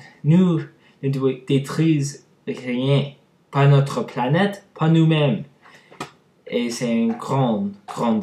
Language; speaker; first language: French; non-native, learner; English